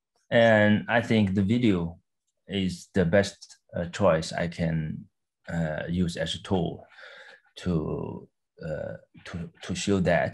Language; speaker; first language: English; non-native, fluent; Chinese